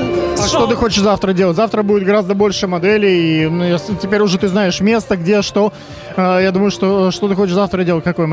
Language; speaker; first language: Russian; native; Russian